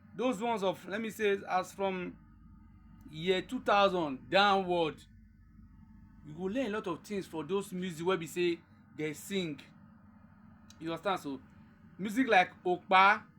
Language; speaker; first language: Nigerian Pidgin; non-native, local second language; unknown